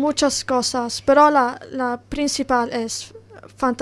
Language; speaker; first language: Spanish; non-native, learner; Italian